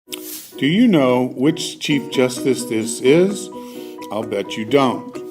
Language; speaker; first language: English; native; English